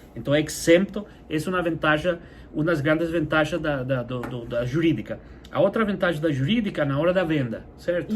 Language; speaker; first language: Portuguese; non-native, fluent; English